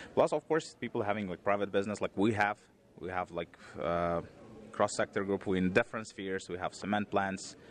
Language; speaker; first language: English; non-native, fluent; Uzbek